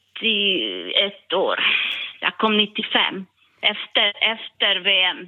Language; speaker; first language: Swedish; non-native, learner; Bosnian